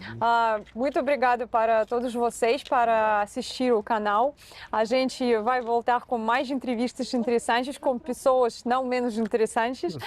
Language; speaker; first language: Portuguese; non-native, fluent; Russian